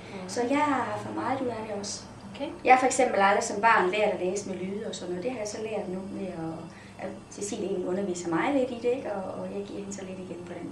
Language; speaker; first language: Danish; native; Danish